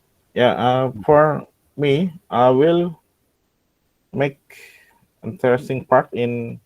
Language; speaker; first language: English; non-native, local second language; Indonesian